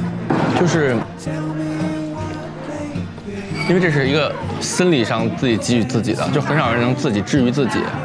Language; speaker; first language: Chinese; native; Chinese